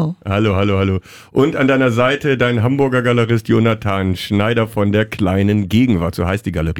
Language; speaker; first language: German; native; German